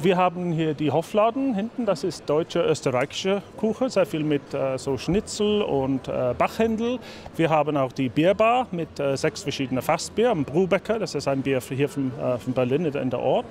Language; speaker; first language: German; non-native, fluent; English